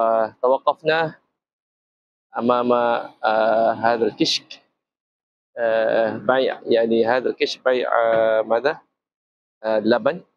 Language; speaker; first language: Arabic; non-native, fluent; Malay